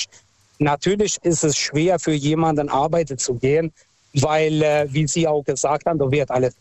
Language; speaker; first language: German; non-native, local second language; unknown